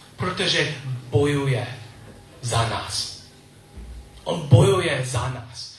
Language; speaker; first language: Czech; non-native, learner; English